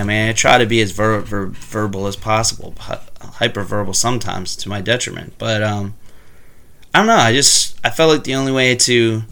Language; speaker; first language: English; native; English